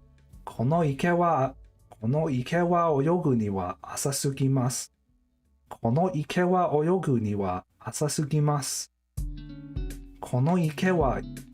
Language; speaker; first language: Japanese; non-native, learner; English